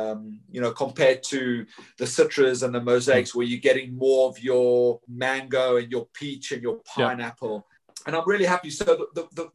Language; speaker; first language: English; native; English